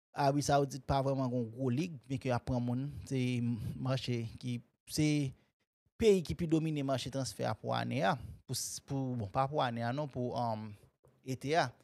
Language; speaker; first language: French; non-native, local second language; Haitian Creole